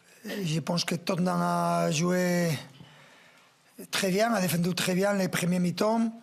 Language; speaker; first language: French; non-native, fluent; Spanish